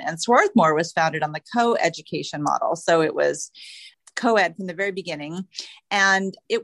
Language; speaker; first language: English; native; English